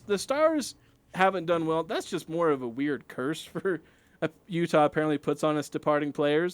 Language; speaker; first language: English; native; English